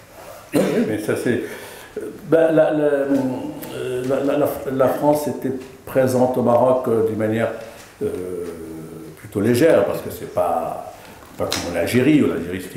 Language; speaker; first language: French; non-native, local second language; Arabic